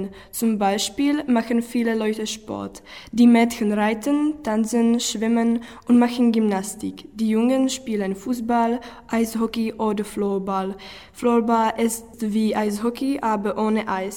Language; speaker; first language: German; non-native, learner; Czech